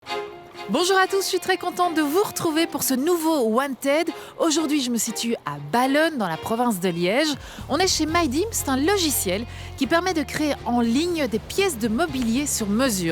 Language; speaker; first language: French; native; French